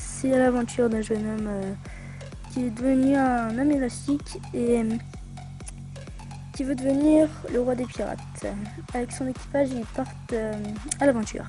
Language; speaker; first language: French; native; French